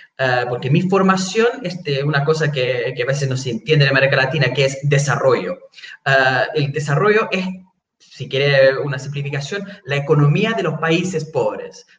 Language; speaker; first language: Spanish; non-native, fluent; English